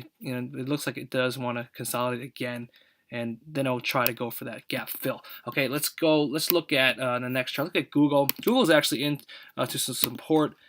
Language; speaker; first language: English; native; English